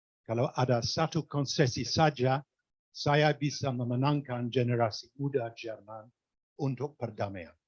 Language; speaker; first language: Indonesian; non-native, fluent; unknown